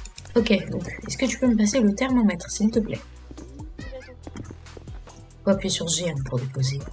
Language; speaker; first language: French; native; French